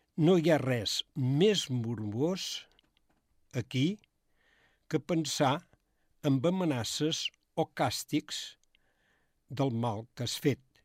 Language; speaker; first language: Catalan; native; Catalan